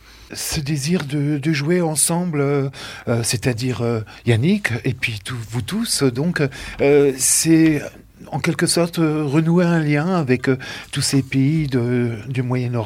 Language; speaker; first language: French; native; French